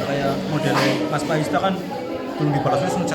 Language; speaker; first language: Indonesian; native; Indonesian